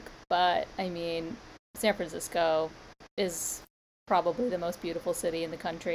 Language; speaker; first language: English; native; English